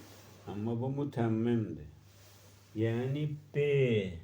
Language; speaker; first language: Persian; non-native, local second language; Azerbaijani